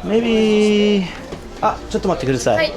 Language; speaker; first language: Japanese; non-native, learner; English